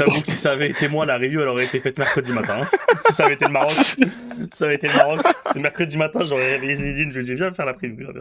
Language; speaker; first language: French; native; French